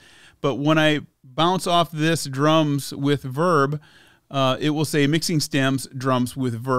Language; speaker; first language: English; native; English